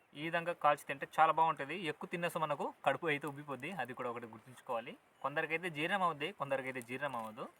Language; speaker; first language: Telugu; native; Telugu